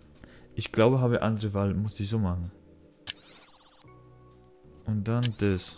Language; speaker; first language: German; non-native, learner; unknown